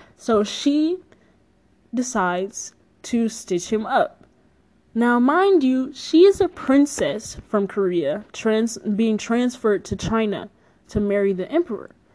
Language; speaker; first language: English; native; English